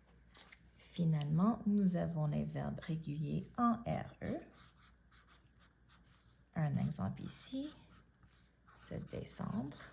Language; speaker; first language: French; non-native, fluent; English